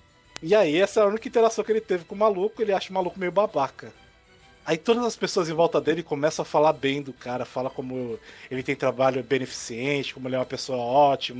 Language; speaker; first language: Portuguese; native; Portuguese